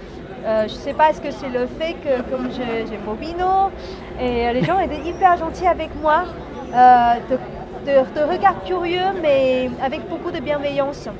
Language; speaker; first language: French; non-native, fluent; Chinese